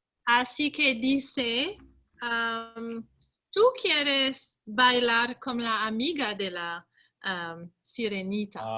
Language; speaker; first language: Spanish; non-native, learner; English